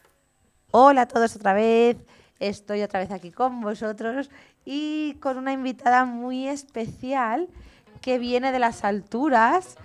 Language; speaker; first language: Spanish; native; Spanish